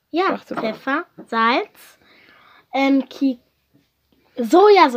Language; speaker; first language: German; early bilingual, other home language; Arabic